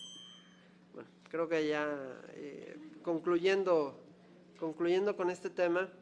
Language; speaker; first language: Spanish; native; Spanish